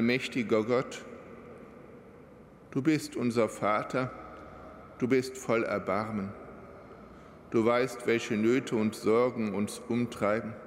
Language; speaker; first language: German; native; German